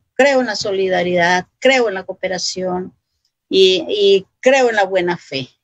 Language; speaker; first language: Spanish; non-native, local second language; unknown